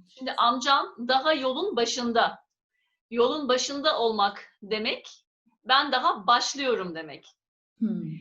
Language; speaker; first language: Turkish; native; Turkish